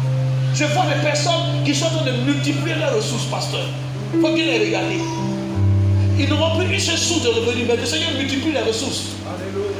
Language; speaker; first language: French; native; French